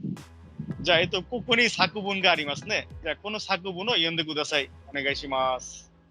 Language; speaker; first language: Japanese; non-native, fluent; Bangla